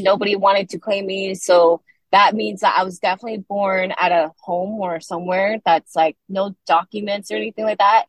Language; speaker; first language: English; native; English